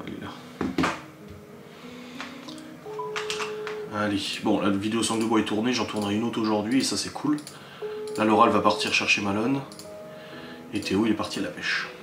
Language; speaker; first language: French; native; French